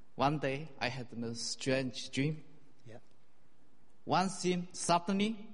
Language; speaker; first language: English; non-native, fluent; Chinese